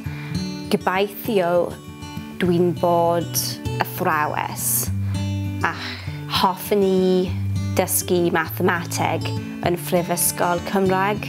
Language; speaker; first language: Welsh; non-native, learner; English